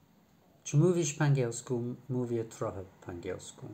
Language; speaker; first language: Polish; non-native, learner; English